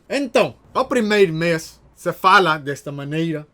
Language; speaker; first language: Portuguese; non-native, learner; Spanish